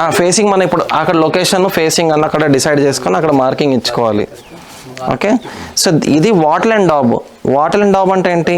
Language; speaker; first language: Telugu; non-native, local second language; Hindi